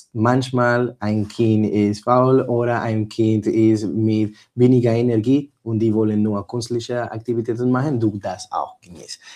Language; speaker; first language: German; non-native, fluent; Spanish